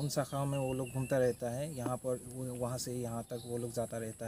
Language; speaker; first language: Hindi; non-native, local second language; Assamese